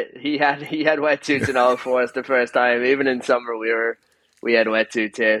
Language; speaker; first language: English; native; English